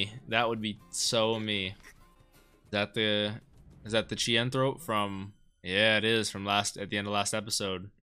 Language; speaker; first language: English; native; English